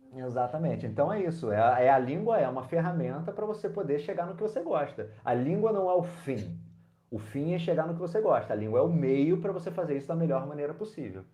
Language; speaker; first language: Portuguese; native; Portuguese